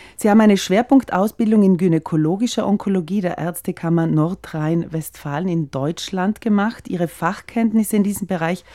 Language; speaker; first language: German; native; German